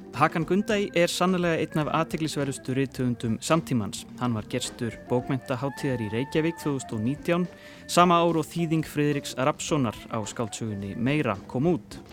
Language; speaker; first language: Icelandic; native; Icelandic